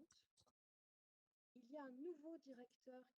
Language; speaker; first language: French; native; French